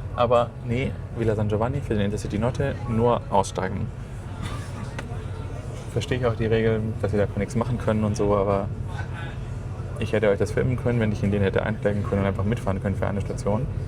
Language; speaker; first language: German; native; German